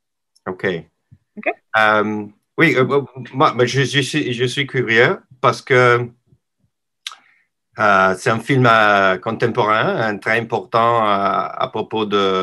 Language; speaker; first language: French; non-native, learner; English